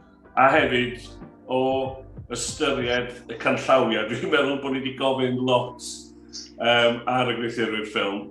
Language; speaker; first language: Welsh; native; Welsh